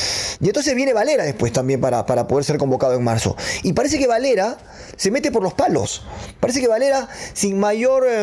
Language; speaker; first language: Spanish; native; Spanish